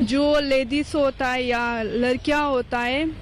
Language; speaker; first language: Hindi; non-native, fluent; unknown